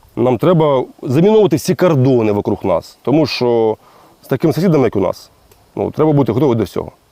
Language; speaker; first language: Ukrainian; non-native, local second language; Russian